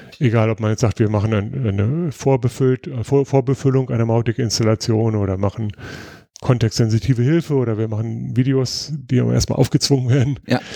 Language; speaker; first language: German; native; German